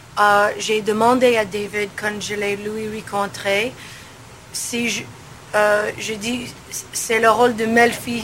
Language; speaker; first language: French; non-native, learner; English